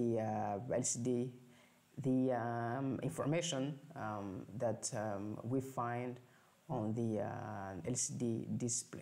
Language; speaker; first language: English; non-native, fluent; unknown